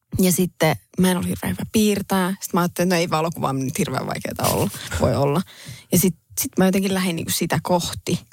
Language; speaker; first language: Finnish; native; Finnish